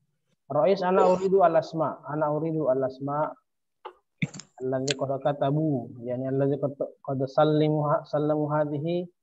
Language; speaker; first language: Arabic; non-native, fluent; Indonesian